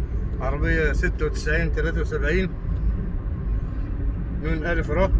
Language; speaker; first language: Arabic; native; Arabic